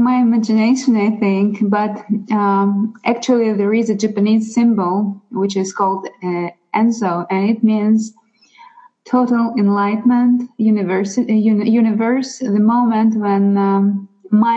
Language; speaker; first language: English; non-native, fluent; Russian